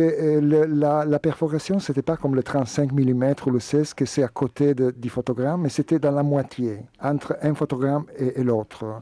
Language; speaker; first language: French; non-native, fluent; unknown